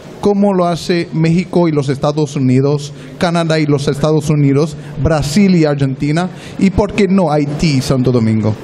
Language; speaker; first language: Spanish; non-native, learner; French